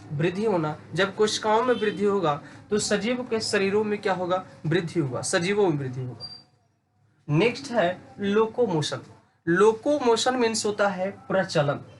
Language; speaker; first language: Hindi; native; Hindi